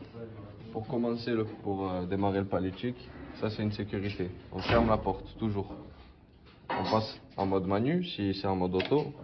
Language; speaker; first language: French; native; French